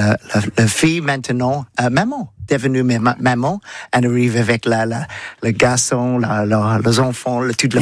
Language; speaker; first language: French; non-native, learner; English